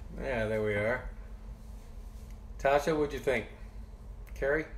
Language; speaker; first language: English; native; English